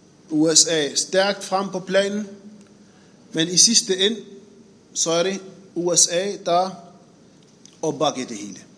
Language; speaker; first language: Danish; non-native, fluent; Arabic